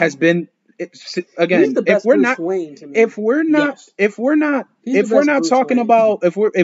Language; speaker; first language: English; early bilingual, other home language; Spanish